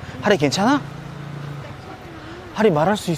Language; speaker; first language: Korean; native; Korean